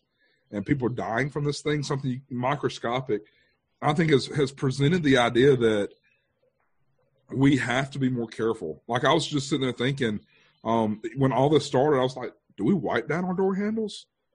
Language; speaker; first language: English; native; English